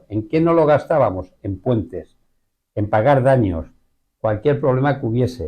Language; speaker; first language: Spanish; native; Spanish